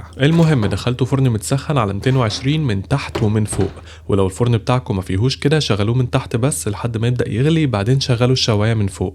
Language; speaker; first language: Arabic; native; Arabic